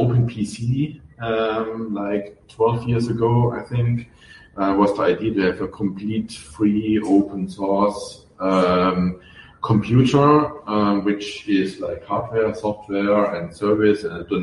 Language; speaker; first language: English; non-native, fluent; German